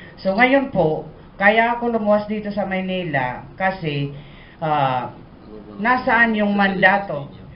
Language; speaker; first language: Filipino; non-native, local second language; Maranao